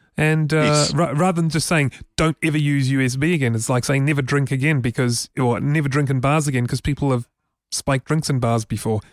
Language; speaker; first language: English; native; English